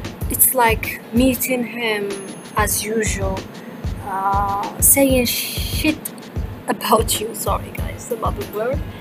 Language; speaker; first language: English; non-native, fluent; Arabic